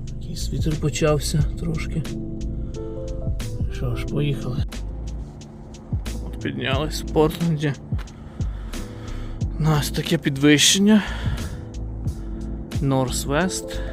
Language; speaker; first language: Ukrainian; native; Ukrainian